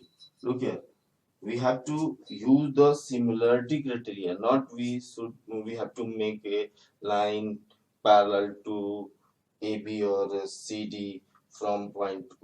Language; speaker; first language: English; non-native, local second language; Hindi